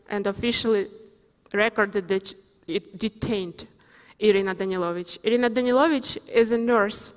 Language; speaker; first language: English; non-native, fluent; Ukrainian